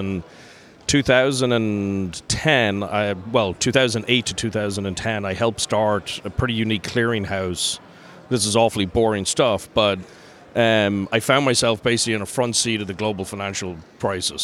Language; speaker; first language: English; native; English